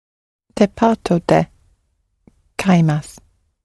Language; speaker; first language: Japanese; non-native, learner; English